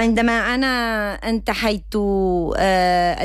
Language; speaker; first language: Arabic; non-native, learner; Spanish